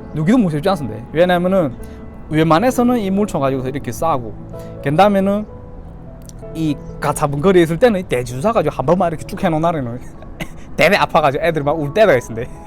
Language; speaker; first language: Korean; early bilingual, heritage; Korean